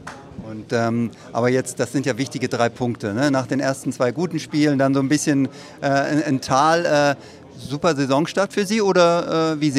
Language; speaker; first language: German; native; German